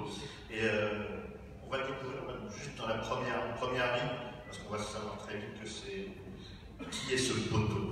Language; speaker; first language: French; native; French